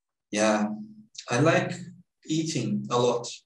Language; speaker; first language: English; non-native, fluent; Turkish